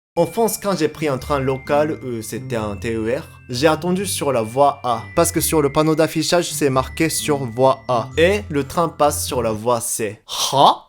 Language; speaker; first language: French; non-native, fluent; Japanese